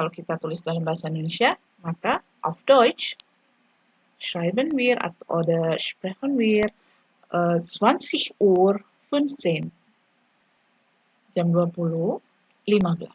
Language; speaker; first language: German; non-native, fluent; Indonesian